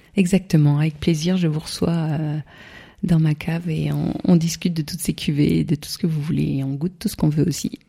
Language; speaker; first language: French; native; French